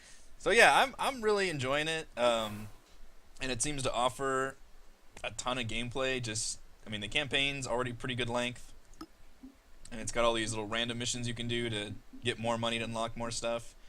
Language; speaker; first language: English; native; English